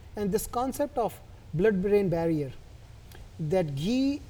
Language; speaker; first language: English; non-native, local second language; Hindi